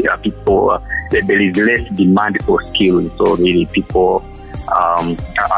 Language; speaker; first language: English; non-native, local second language; Kinyarwanda